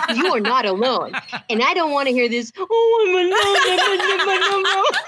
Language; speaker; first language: English; non-native, local second language; Filipino